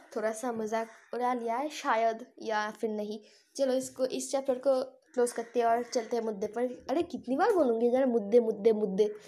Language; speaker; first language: Hindi; non-native, local second language; Bangla